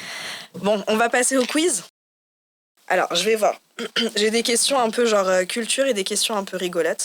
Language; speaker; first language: French; early bilingual, other home language; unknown